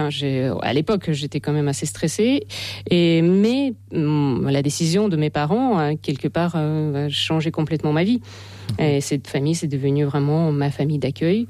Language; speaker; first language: French; non-native, fluent; Russian